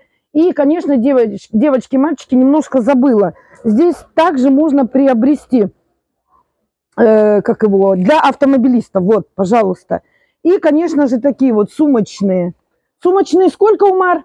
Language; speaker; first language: Russian; native; Russian